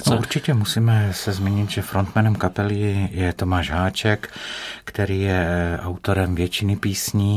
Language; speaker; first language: Czech; native; Czech